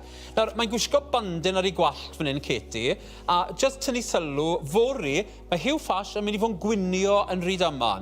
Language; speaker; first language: Welsh; native; Welsh